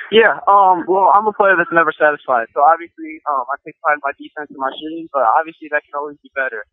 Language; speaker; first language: English; native; English